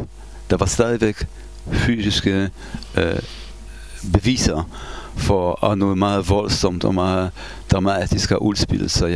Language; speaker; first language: Danish; non-native, fluent; Polish